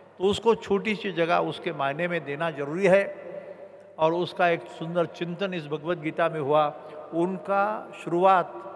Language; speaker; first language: Hindi; non-native, local second language; Marathi